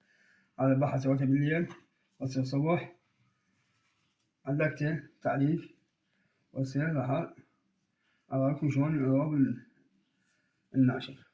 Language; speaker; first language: Arabic; native; Arabic